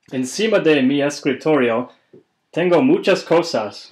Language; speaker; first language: Spanish; non-native, learner; English